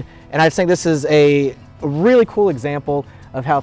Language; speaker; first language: English; native; English